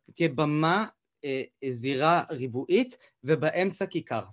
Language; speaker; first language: Hebrew; native; Hebrew